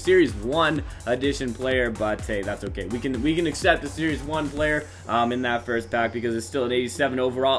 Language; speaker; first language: English; native; English